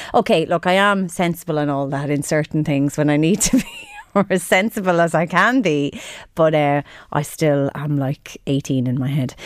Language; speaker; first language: English; native; English